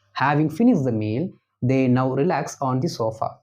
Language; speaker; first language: English; non-native, local second language; Tamil